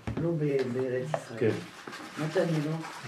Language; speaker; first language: Hebrew; non-native, learner; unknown